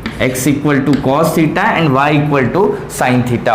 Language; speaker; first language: Hindi; native; Hindi